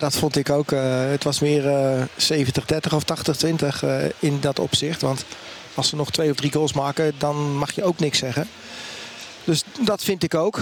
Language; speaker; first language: Dutch; native; Dutch